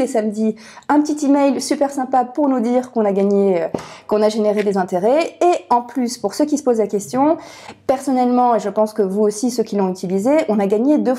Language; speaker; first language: French; native; French